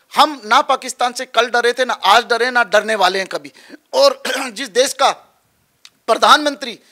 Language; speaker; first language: Hindi; native; Hindi